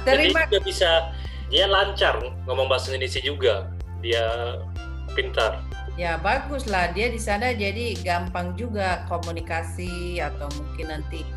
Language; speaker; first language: Indonesian; early bilingual, heritage; Indonesian